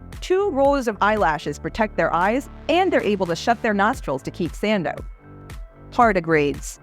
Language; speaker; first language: English; native; English